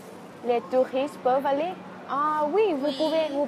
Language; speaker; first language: French; non-native, fluent; Thai